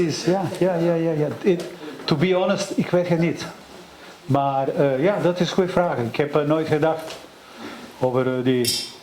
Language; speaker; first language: Dutch; non-native, learner; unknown